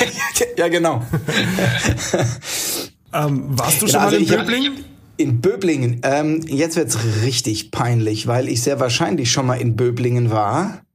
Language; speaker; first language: German; native; German